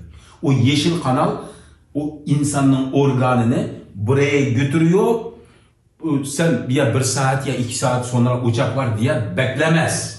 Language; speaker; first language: Turkish; non-native, learner; Uyghur